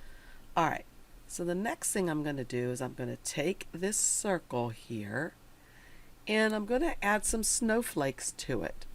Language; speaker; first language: English; native; English